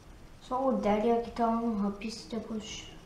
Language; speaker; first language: Portuguese; early bilingual, heritage; Turkish